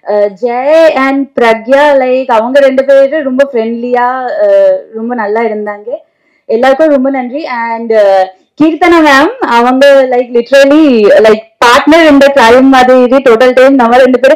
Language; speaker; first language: Tamil; non-native, fluent; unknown